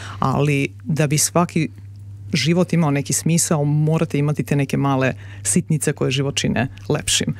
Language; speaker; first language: Serbian; native; Serbian